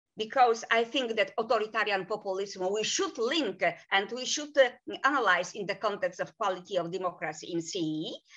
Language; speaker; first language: English; non-native, fluent; Polish